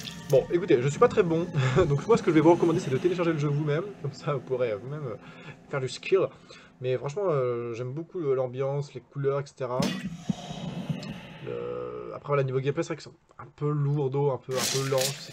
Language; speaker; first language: French; native; French